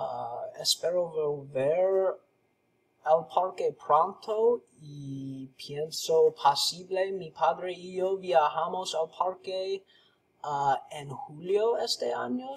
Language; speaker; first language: Spanish; non-native, learner; English